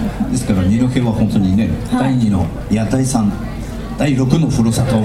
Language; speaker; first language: Japanese; native; Japanese